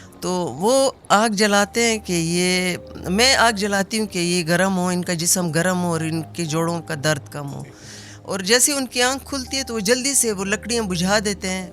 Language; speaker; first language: Urdu; non-native, local second language; Pashto